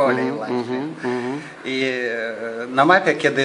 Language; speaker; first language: Polish; non-native, fluent; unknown